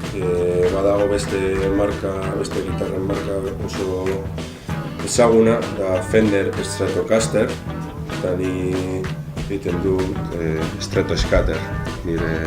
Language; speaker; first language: Basque; non-native, local second language; Spanish